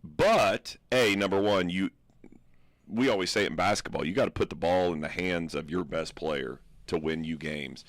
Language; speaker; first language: English; native; English